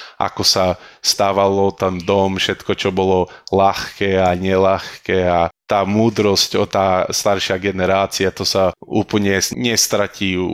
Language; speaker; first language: Slovak; early bilingual, heritage; Slovak